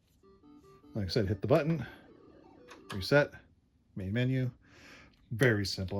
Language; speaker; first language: English; native; English